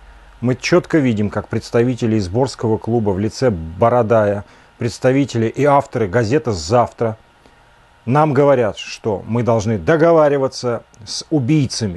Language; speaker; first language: Russian; native; Russian